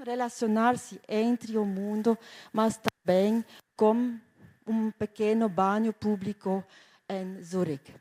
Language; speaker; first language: Portuguese; non-native, fluent; German